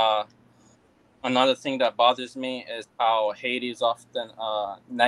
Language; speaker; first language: English; non-native, fluent; Portuguese